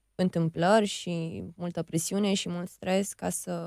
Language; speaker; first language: Romanian; native; Romanian